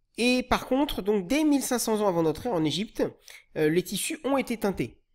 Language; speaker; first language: French; native; French